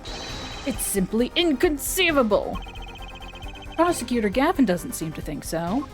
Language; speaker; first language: English; native; English